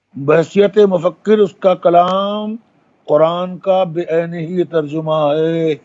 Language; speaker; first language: Urdu; native; Urdu